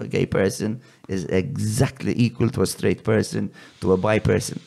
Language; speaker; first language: English; non-native, local second language; Maltese